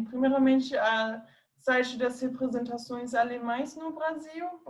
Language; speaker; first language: Portuguese; non-native, fluent; German